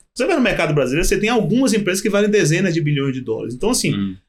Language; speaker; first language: Portuguese; native; Portuguese